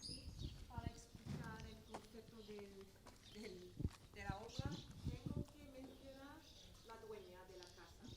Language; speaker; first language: Spanish; non-native, fluent; English